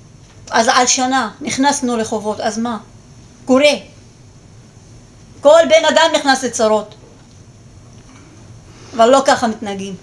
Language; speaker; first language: Hebrew; non-native, local second language; Arabic